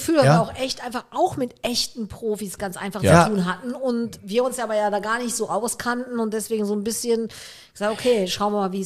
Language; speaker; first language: German; native; German